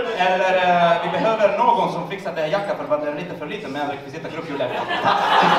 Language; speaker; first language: Swedish; non-native, fluent; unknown